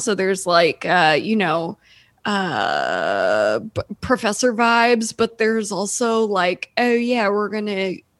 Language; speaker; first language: English; native; English